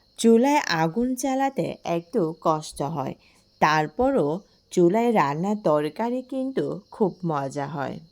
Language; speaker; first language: Bangla; non-native, local second language; Marma